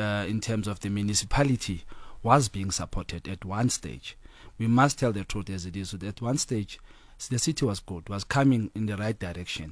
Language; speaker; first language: English; non-native, local second language; Zulu